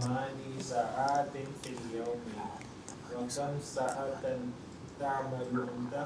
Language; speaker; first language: Arabic; non-native, learner; Urdu